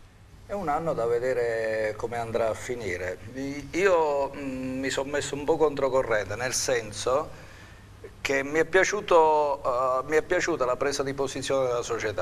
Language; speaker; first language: Italian; native; Italian